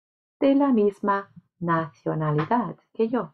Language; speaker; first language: Spanish; non-native, fluent; English